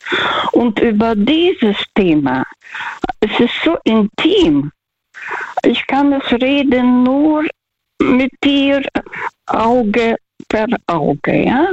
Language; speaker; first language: German; non-native, fluent; Russian